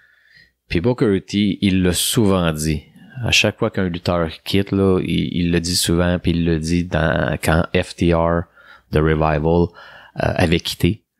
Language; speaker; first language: French; native; French